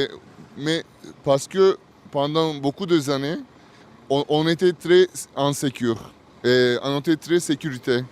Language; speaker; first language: French; non-native, learner; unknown